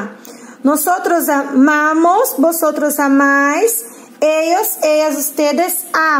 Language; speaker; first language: Spanish; non-native, fluent; Portuguese